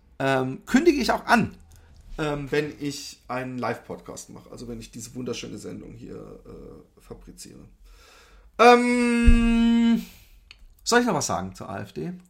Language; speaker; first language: German; early bilingual, other home language; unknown